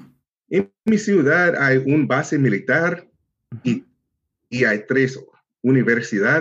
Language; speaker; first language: Spanish; non-native, learner; English